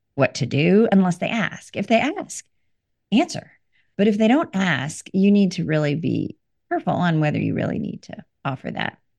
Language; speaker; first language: English; early bilingual, other home language; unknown